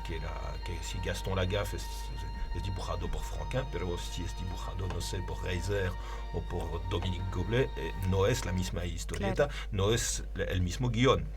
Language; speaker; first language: Spanish; non-native, learner; French